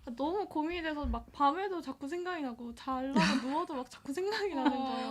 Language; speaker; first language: Korean; native; Korean